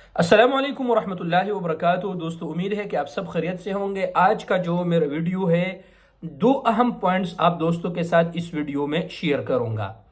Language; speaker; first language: Urdu; non-native, local second language; Pashto